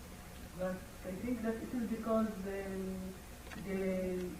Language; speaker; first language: English; non-native, learner; Amharic